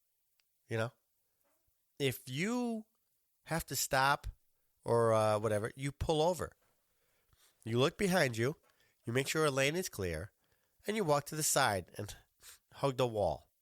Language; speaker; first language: English; native; English